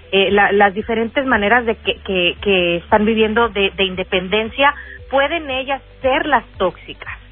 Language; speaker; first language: Spanish; native; Spanish